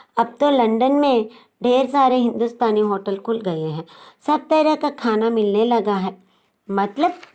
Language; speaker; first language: Hindi; non-native, local second language; Telugu